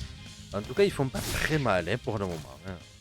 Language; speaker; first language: French; native; French